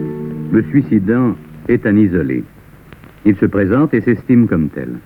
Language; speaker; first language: French; native; French